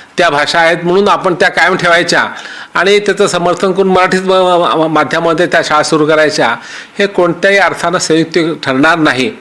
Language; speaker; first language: Marathi; native; Marathi